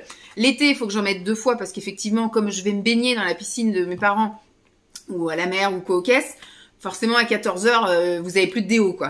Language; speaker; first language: French; native; French